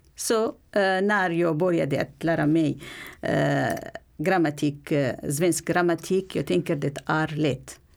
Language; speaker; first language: Swedish; non-native, learner; Arabic